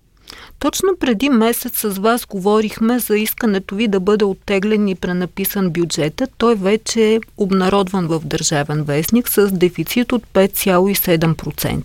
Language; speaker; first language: Bulgarian; native; Bulgarian